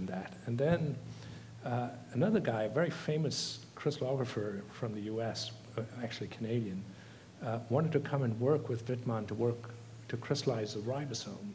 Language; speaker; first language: English; non-native, local second language; Tamil